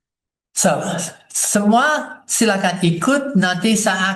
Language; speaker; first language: Indonesian; non-native, fluent; English